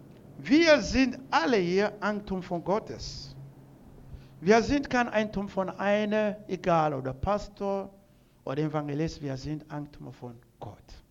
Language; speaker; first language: German; non-native, learner; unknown